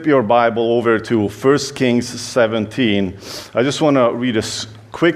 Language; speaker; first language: English; non-native, fluent; Hungarian